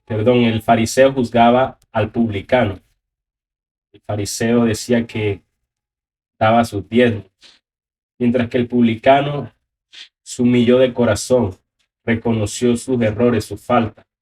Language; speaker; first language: Spanish; native; Spanish